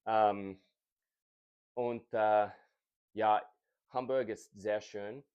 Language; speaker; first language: German; non-native, learner; English